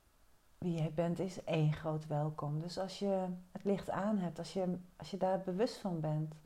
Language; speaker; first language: Dutch; native; Dutch